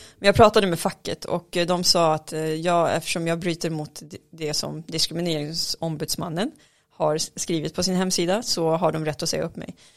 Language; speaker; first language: Swedish; early bilingual, other home language; Arabic